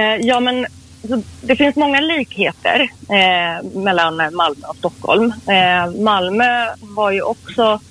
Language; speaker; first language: Swedish; early bilingual, other home language; Persian